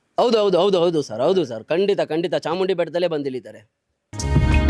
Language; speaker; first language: Kannada; native; Kannada